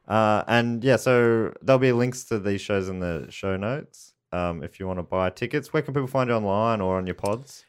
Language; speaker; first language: English; native; English